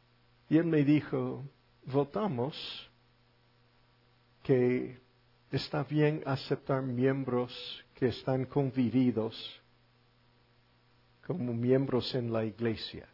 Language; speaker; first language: Spanish; non-native, fluent; English